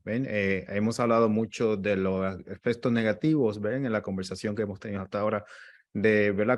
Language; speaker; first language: Spanish; native; Spanish